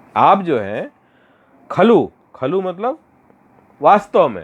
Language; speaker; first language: Hindi; non-native, local second language; Gujarati